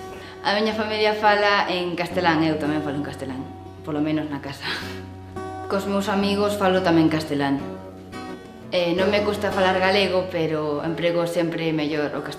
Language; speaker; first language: Galician; non-native, local second language; Spanish